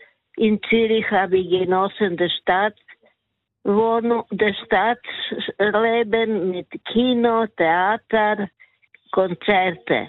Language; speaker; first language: German; non-native, fluent; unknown